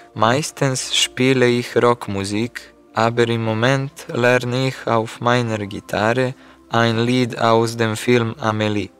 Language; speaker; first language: German; non-native, learner; Serbian